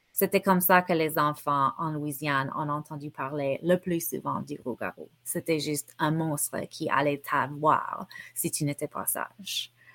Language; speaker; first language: French; non-native, fluent; English